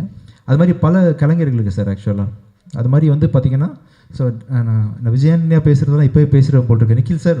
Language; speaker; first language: Tamil; native; Tamil